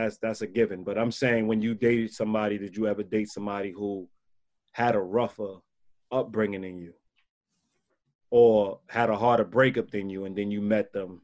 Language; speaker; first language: English; native; English